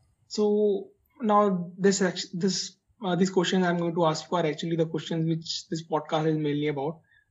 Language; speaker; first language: English; non-native, local second language; Hindi